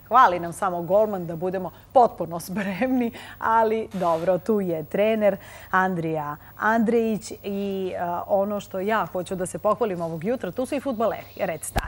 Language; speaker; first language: Serbian; native; Serbian